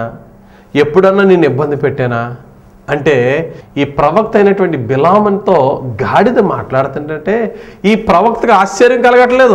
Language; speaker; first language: Telugu; native; Telugu